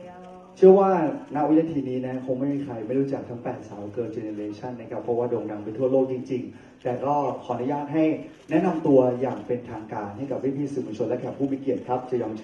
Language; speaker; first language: Thai; native; Thai